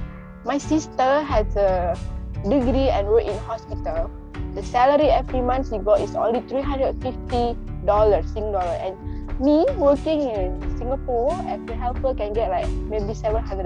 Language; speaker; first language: English; non-native, local second language; Indonesian